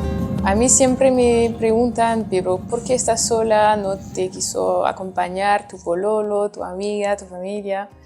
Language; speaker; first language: Spanish; non-native, fluent; French